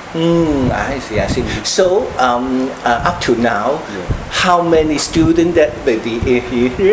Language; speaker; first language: English; non-native, local second language; Cantonese